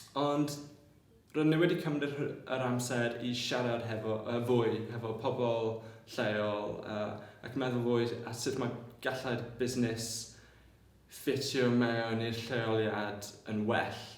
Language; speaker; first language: Welsh; non-native, local second language; English